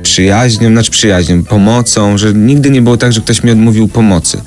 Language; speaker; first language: Polish; native; Polish